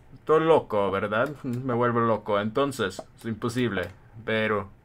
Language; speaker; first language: Spanish; non-native, fluent; Norwegian